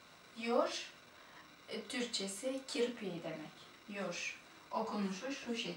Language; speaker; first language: Turkish; non-native, fluent; Russian